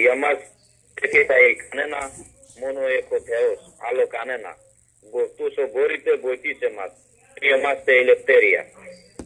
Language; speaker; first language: Greek; non-native, learner; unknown